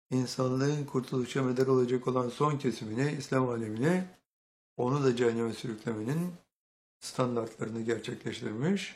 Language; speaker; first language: Turkish; native; Turkish